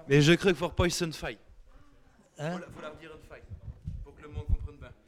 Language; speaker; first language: French; native; French